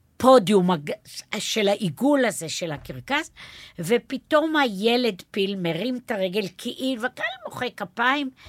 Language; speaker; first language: Hebrew; native; Hebrew